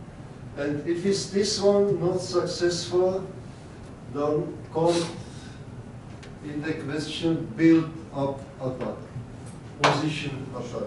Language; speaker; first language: English; non-native, learner; Czech